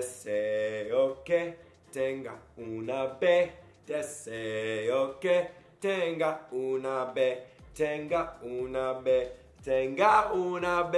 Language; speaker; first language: Spanish; non-native, learner; English